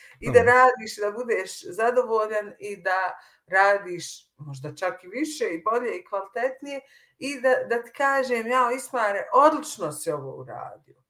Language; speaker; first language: Bosnian; native; Bosnian